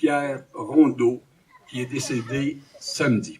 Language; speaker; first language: French; native; French